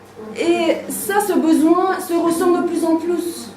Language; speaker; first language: French; native; French